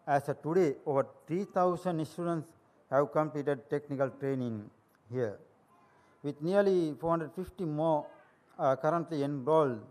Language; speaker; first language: English; non-native, local second language; Sinhala